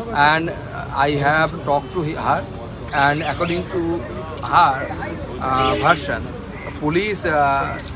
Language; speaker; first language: English; non-native, local second language; Bangla